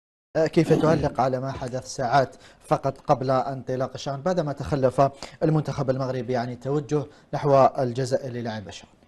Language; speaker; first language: Arabic; native; Arabic